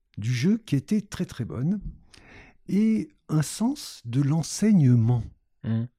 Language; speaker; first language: French; native; French